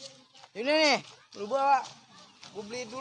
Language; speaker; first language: Indonesian; native; Indonesian